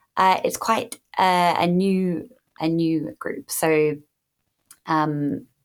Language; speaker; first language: English; native; English